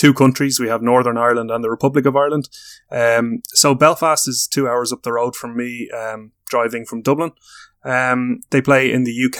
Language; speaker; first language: English; native; English